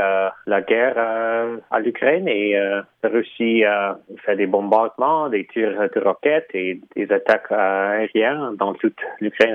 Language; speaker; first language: French; early bilingual, heritage; Ukrainian